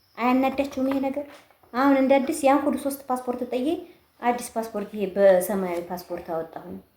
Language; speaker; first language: Amharic; native; Amharic